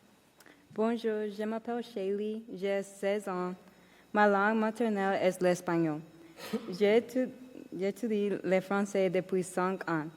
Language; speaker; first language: French; non-native, learner; Spanish